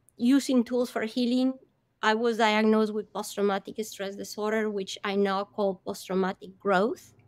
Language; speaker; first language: English; non-native, fluent; Spanish